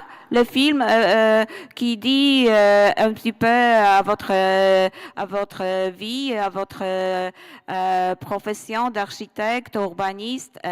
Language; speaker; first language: French; non-native, learner; Polish